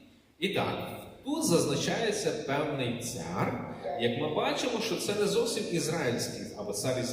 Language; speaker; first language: Ukrainian; native; Ukrainian